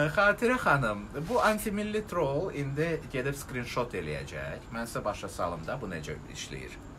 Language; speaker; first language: Azerbaijani; non-native, local second language; Russian